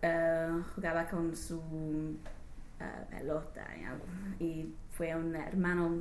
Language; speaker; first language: Spanish; non-native, learner; English